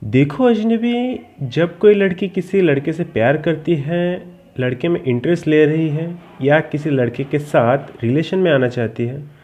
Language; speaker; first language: Hindi; native; Hindi